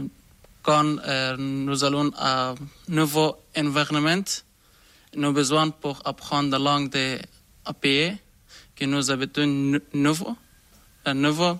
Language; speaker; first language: French; non-native, learner; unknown